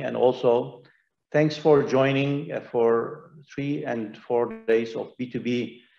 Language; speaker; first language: English; non-native, fluent; Turkish